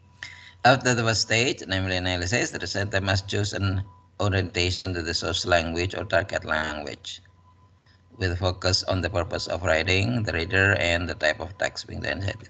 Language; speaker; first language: English; non-native, fluent; Indonesian